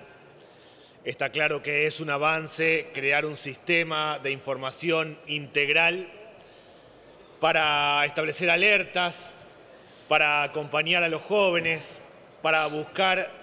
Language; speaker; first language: Spanish; native; Spanish